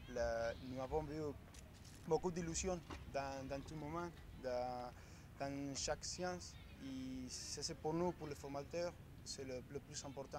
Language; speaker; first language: French; non-native, learner; Spanish